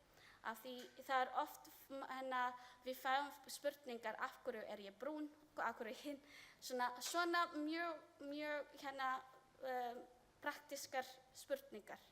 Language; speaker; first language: Icelandic; non-native, learner; Filipino